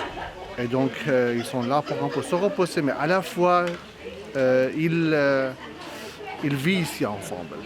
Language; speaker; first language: French; non-native, fluent; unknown